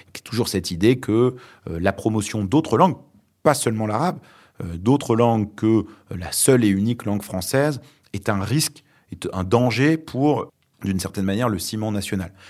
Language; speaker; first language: French; early bilingual, other home language; Arabic